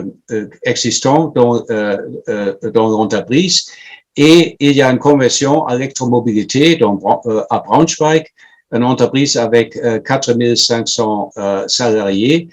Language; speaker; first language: French; non-native, fluent; German